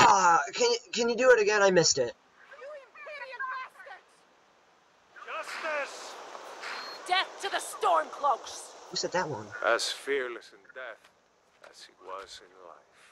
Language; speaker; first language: English; native; English